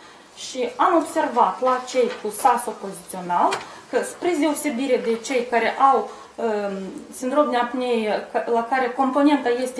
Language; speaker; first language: Romanian; native; Romanian